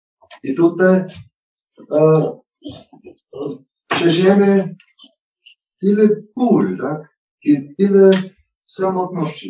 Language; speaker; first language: Polish; non-native, learner; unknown